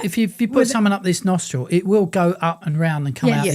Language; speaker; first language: English; native; English